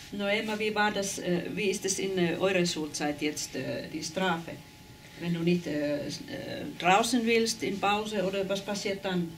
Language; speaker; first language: German; non-native, fluent; Finnish